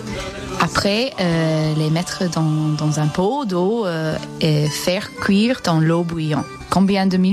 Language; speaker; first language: French; non-native, fluent; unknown